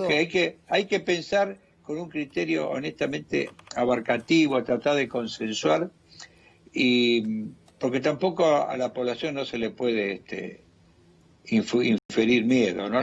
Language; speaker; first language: Spanish; native; Spanish